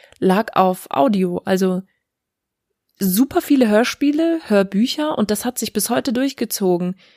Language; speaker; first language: German; native; German